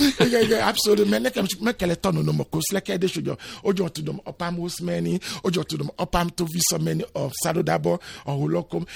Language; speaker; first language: Hungarian; non-native, fluent; Yoruba